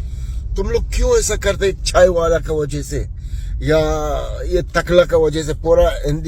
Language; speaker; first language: Hindi; non-native, learner; Arabic